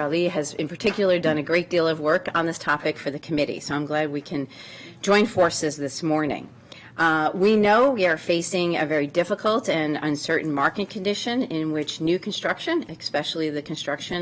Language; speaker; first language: English; native; English